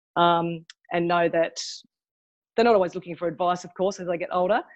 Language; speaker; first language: English; native; English